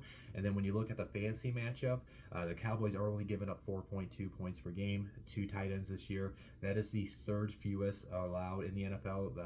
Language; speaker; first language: English; native; English